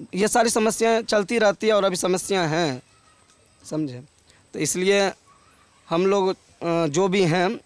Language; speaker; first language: Hindi; native; Hindi